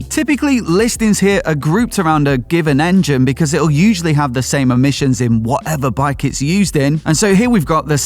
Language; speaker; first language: English; native; English